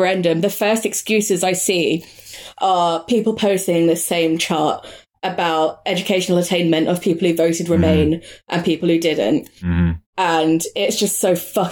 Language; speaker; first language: English; native; English